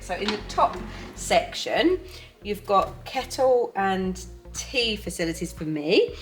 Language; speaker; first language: English; native; English